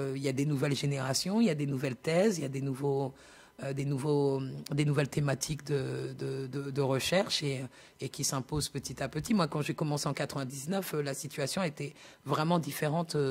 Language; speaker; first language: French; native; French